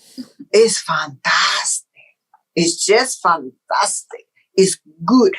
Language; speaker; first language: English; non-native, fluent; Portuguese